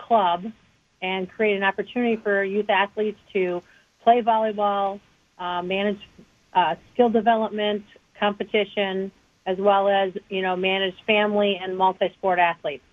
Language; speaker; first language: English; native; English